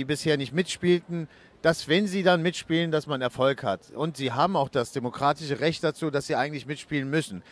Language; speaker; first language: German; early bilingual, other home language; Turkish